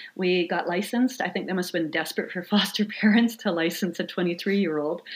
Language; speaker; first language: English; native; English